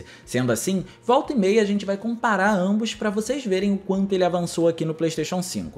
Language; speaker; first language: Portuguese; native; Portuguese